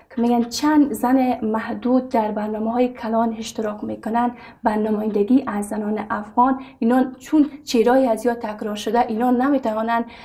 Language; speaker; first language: Persian; native; Persian